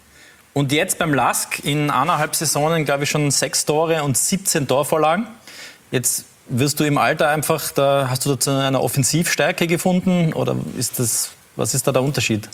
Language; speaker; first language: German; native; German